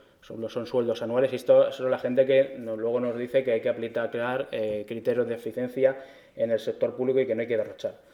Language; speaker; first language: Spanish; native; Spanish